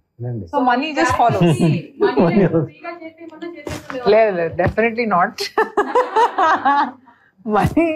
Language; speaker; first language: Telugu; non-native, fluent; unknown